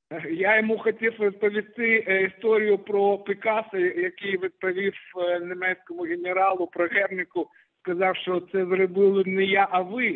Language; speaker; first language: Ukrainian; non-native, local second language; Russian